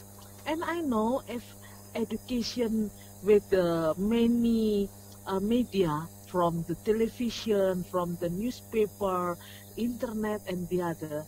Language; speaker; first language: English; non-native, learner; Indonesian